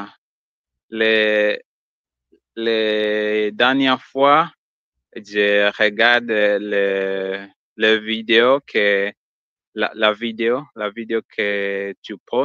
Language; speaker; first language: French; non-native, learner; Swahili